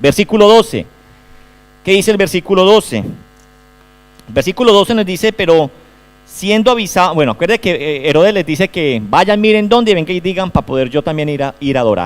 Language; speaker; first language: Spanish; native; Spanish